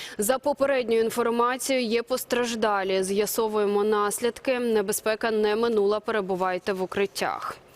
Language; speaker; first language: Ukrainian; native; Ukrainian